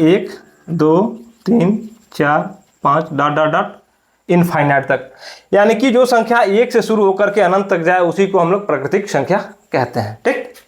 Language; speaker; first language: Hindi; native; Hindi